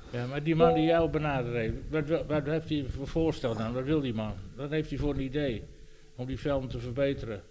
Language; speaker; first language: Dutch; native; Dutch